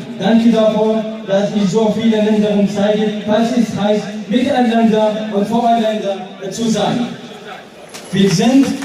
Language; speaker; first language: German; non-native, learner; Arabic